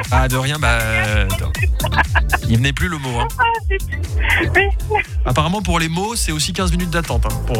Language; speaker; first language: French; native; French